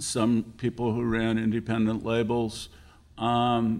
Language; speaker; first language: English; native; English